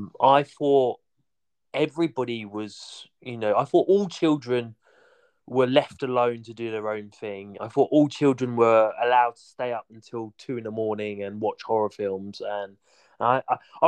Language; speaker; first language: English; native; English